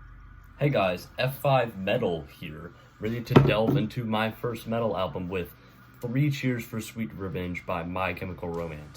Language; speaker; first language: English; native; English